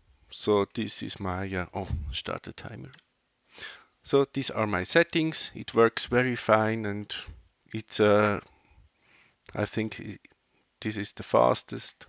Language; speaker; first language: English; non-native, learner; Swiss German